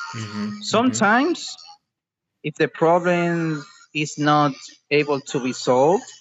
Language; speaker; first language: English; non-native, fluent; Spanish